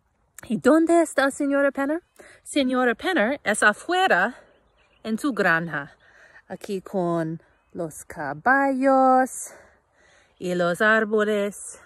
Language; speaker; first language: Spanish; non-native, fluent; English